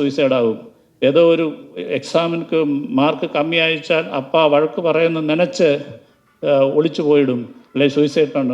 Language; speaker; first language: Tamil; non-native, learner; Malayalam